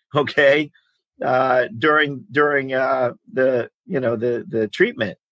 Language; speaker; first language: English; early bilingual, other home language; Greek